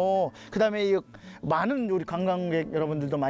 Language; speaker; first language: Korean; native; Korean